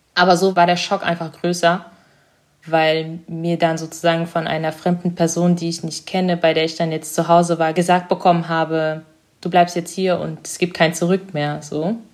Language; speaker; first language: German; early bilingual, other home language; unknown